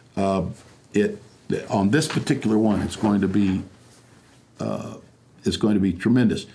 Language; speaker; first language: English; native; English